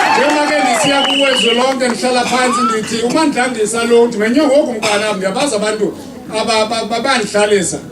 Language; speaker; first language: Xhosa; native; Xhosa